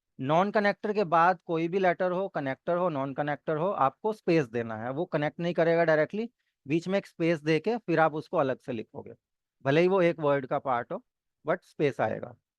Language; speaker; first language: Hindi; native; Hindi